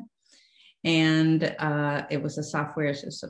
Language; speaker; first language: English; native; English